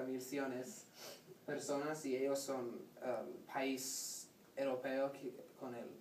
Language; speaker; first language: Spanish; non-native, learner; English